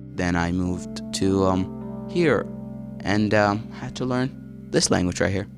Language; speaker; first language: English; early bilingual, other home language; Arabic